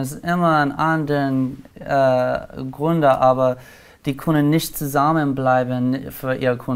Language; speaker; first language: German; non-native, learner; English